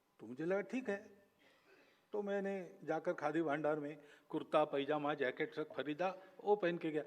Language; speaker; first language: Hindi; non-native, local second language; Marathi